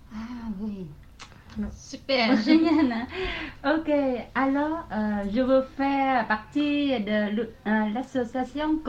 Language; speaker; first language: French; non-native, learner; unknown